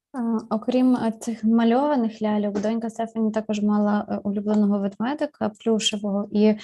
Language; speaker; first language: Ukrainian; native; Ukrainian